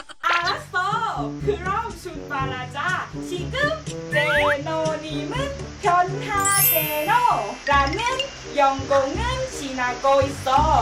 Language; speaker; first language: Korean; non-native, learner; Thai